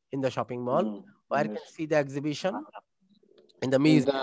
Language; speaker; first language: English; non-native, fluent; Bangla